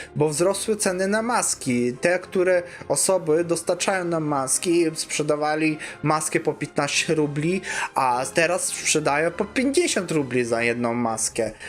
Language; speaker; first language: Polish; non-native, fluent; Russian